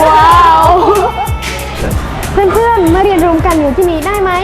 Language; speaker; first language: Thai; non-native, learner; Khmer